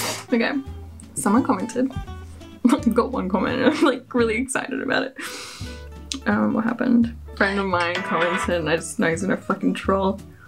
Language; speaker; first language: English; early bilingual, other home language; Spanish